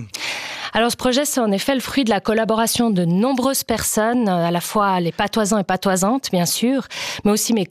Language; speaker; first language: French; native; French